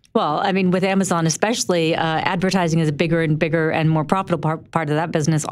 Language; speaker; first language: English; native; English